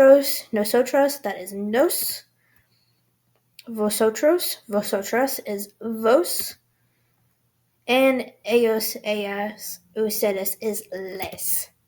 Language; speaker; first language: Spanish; non-native, learner; English